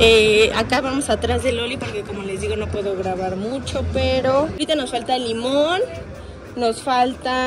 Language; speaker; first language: Spanish; native; Spanish